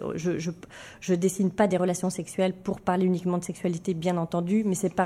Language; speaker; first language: French; native; French